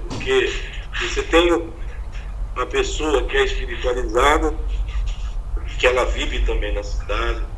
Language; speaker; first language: Portuguese; native; Portuguese